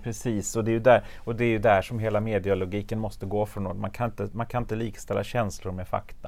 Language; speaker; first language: Swedish; native; Swedish